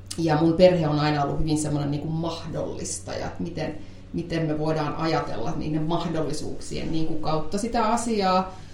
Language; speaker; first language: Finnish; native; Finnish